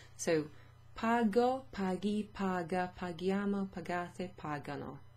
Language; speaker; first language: Italian; non-native, fluent; English